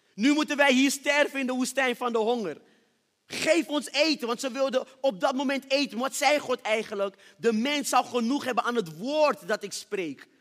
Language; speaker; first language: Dutch; early bilingual, other home language; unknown